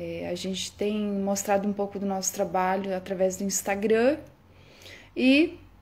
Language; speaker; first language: Portuguese; native; Portuguese